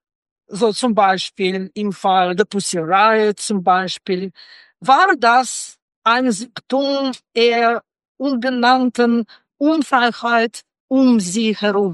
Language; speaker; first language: German; non-native, fluent; Russian